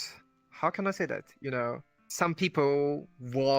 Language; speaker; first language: English; non-native, learner; Japanese